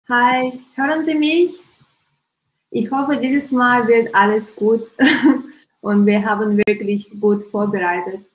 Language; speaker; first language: German; non-native, learner; Russian